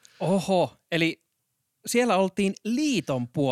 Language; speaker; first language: Finnish; native; Finnish